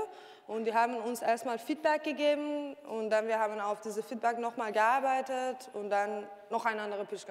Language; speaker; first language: German; non-native, learner; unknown